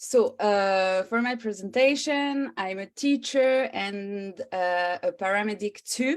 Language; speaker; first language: English; non-native, learner; French